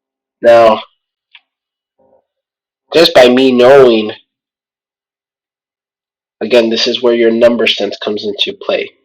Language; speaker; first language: English; native; English